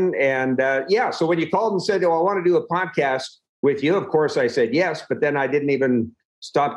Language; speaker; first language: English; native; English